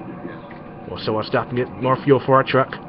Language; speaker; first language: English; native; English